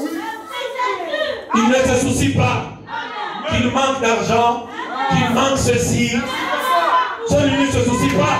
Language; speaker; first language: French; non-native, local second language; Lingala